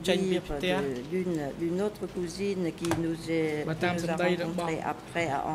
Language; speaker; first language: French; non-native, local second language; Khmer